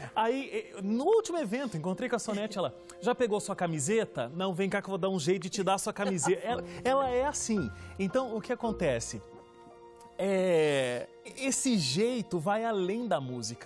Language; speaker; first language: Portuguese; native; Portuguese